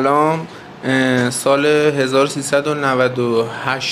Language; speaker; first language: Persian; native; Persian